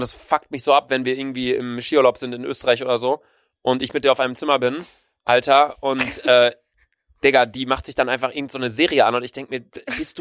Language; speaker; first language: German; native; German